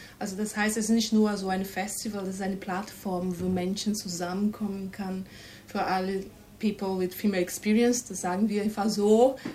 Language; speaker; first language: German; non-native, fluent; Portuguese